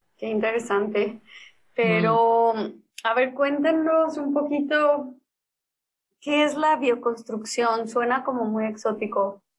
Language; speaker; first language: Spanish; native; Spanish